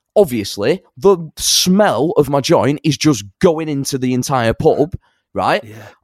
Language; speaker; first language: English; native; English